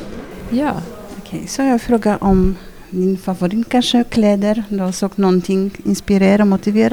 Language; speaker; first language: Swedish; non-native, learner; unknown